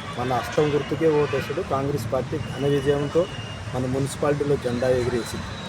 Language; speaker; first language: Telugu; non-native, local second language; Lambadi